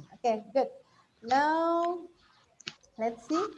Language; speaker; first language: English; non-native, fluent; Indonesian